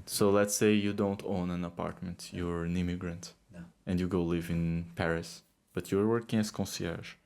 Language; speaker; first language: English; non-native, fluent; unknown